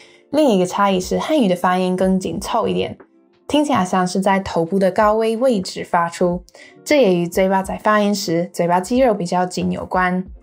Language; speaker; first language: Chinese; non-native, fluent; English